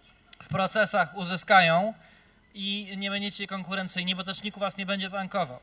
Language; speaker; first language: Polish; native; Polish